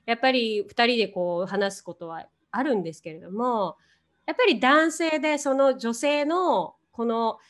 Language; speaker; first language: Japanese; native; Japanese